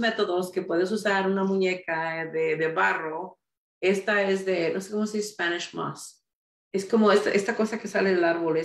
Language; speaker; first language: Spanish; early bilingual, heritage; Spanish